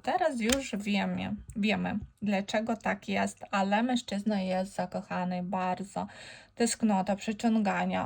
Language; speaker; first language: Polish; non-native, fluent; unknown